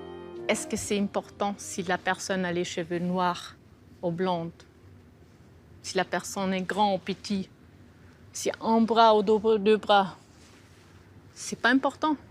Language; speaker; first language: French; non-native, fluent; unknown